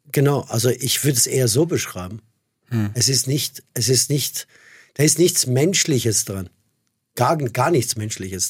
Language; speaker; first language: German; non-native, fluent; Persian